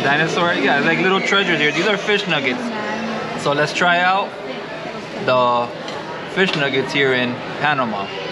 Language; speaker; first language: English; native; English